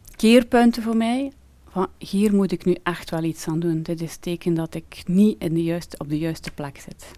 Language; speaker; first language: Dutch; native; Dutch